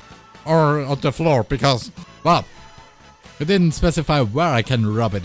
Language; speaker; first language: English; non-native, learner; German